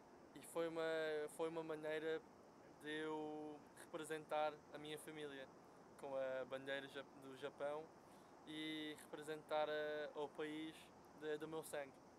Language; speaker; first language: Portuguese; non-native, fluent; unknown